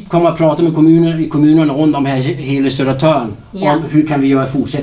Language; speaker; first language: Swedish; non-native, fluent; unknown